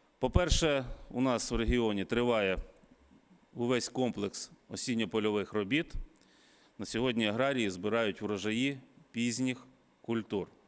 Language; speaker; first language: Ukrainian; native; Ukrainian